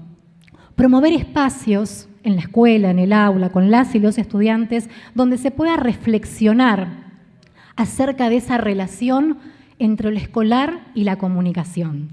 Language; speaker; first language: Spanish; native; Spanish